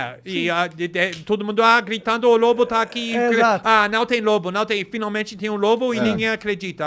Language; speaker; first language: Portuguese; non-native, fluent; English